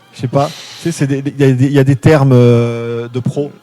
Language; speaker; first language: French; native; French